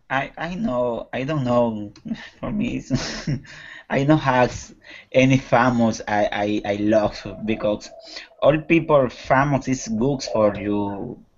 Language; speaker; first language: English; non-native, learner; Spanish